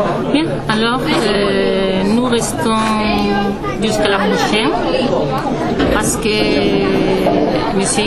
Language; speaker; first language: French; non-native, learner; Spanish